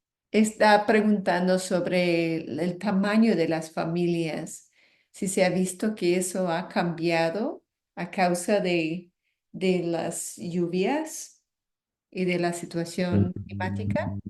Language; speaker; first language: Spanish; non-native, fluent; English